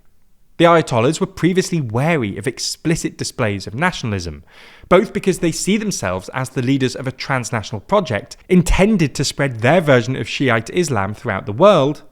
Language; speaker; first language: English; native; English